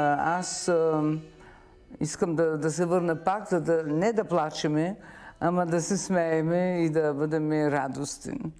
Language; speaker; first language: Bulgarian; early bilingual, heritage; Bulgarian